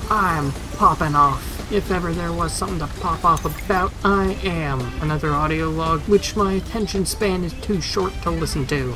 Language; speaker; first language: English; native; English